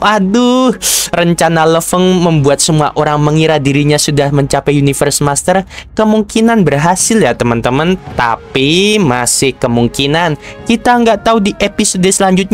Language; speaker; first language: Indonesian; native; Indonesian